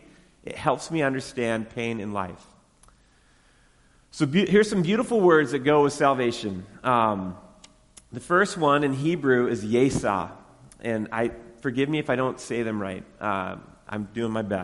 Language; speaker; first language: English; native; English